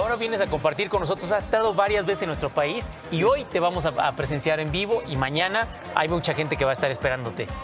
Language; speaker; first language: Spanish; native; Spanish